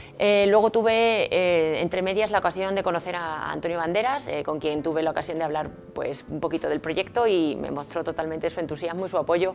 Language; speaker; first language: Spanish; native; Spanish